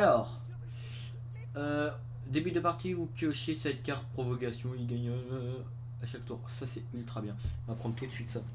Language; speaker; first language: French; native; French